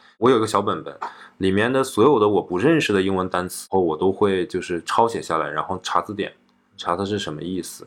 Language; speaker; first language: Chinese; native; Chinese